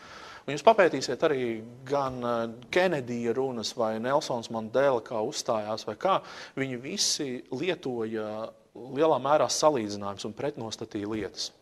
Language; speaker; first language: Latvian; native; Latvian